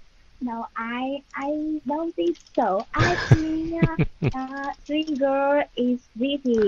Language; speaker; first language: English; non-native, learner; Vietnamese